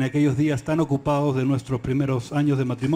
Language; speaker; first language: Spanish; native; Spanish